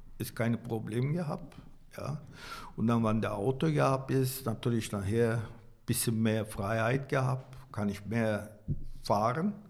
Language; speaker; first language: German; non-native, learner; Turkish